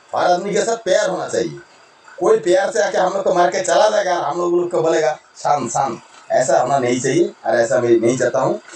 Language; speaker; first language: Hindi; non-native, local second language; Bangla